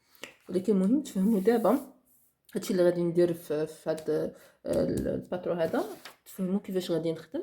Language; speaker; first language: Arabic; native; Arabic